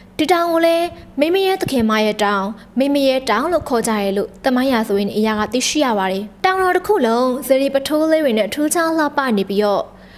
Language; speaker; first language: Burmese; native; Burmese